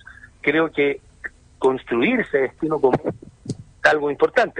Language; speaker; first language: Spanish; native; Spanish